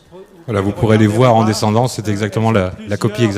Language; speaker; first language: French; native; French